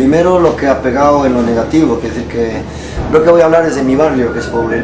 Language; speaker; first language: Spanish; early bilingual, heritage; Spanish